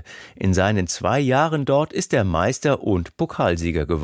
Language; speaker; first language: German; native; German